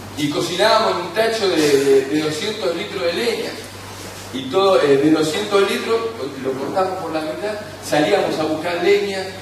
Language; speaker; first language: Spanish; native; Spanish